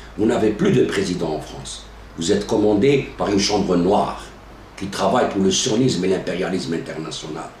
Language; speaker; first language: French; non-native, local second language; Arabic